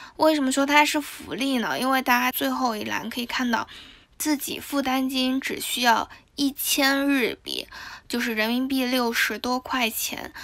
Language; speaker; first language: Chinese; native; Chinese